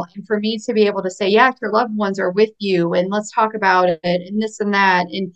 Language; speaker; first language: English; native; English